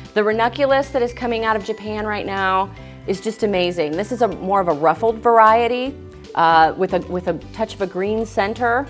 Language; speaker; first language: English; native; English